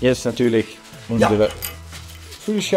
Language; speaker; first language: German; non-native, learner; Dutch